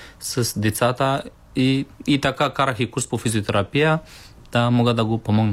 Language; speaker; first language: Bulgarian; non-native, learner; Romanian